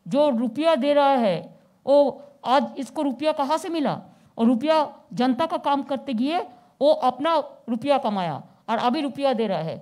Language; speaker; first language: Hindi; non-native, local second language; Bangla